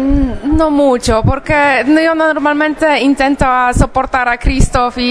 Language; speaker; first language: Spanish; non-native, fluent; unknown